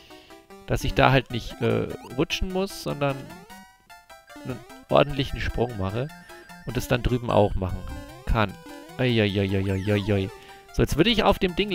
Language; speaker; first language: German; native; German